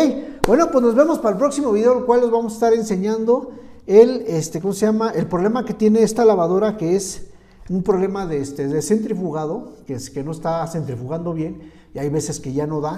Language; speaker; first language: Spanish; native; Spanish